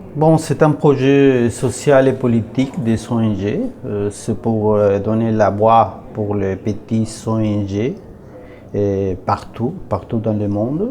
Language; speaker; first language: French; non-native, learner; Spanish